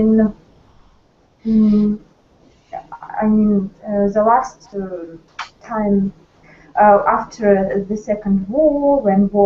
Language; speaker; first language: English; non-native, learner; Russian